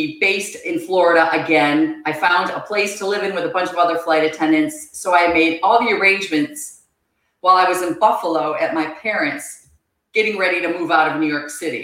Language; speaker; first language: English; native; English